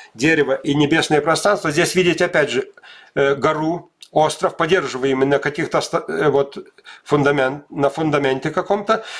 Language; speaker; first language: Russian; non-native, local second language; Lithuanian